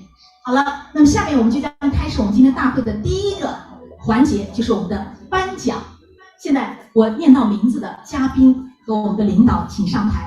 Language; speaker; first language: Chinese; native; Chinese